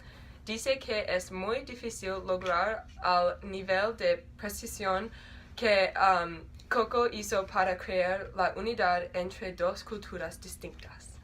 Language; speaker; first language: Spanish; non-native, learner; English